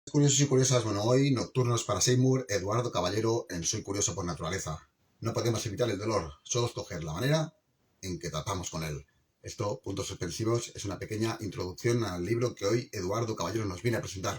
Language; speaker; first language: Spanish; native; Spanish